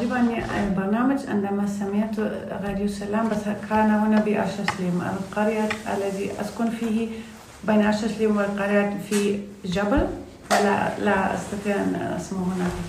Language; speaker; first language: Arabic; non-native, learner; Russian